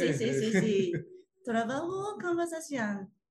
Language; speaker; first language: Spanish; non-native, learner; Japanese